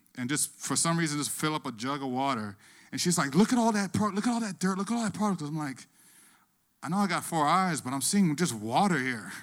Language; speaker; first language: English; native; English